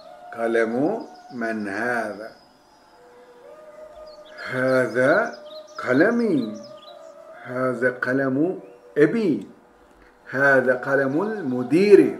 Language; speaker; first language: Arabic; non-native, fluent; Turkish